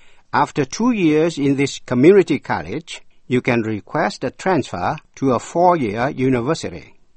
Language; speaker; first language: English; non-native, fluent; Vietnamese